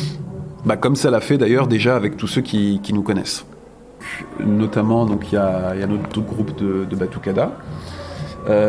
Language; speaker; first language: French; native; French